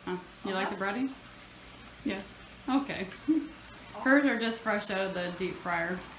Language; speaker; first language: English; native; English